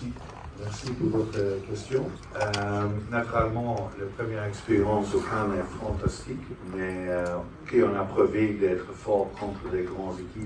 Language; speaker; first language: French; non-native, fluent; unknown